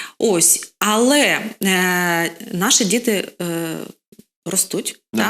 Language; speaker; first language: Ukrainian; non-native, local second language; Russian